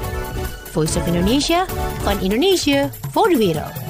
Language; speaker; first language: Dutch; non-native, fluent; Indonesian